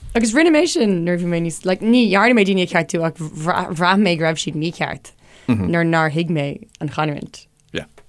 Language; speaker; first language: Irish; non-native, local second language; English